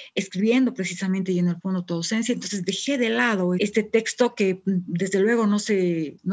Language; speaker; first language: Spanish; native; Spanish